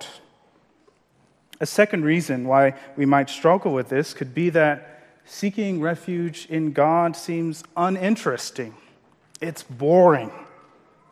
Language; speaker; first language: English; non-native, local second language; Yoruba